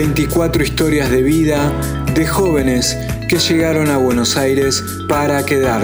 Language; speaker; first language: Spanish; native; Spanish